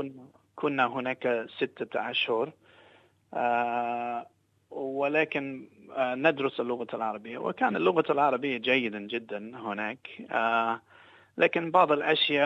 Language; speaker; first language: Arabic; non-native, fluent; English